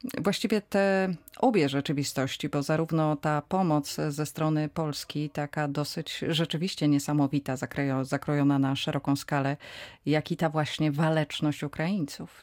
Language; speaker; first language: Polish; native; Polish